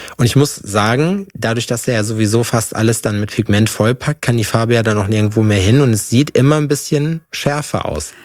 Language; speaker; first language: German; native; German